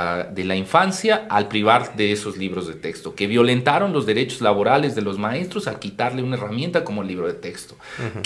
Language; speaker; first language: Spanish; native; Spanish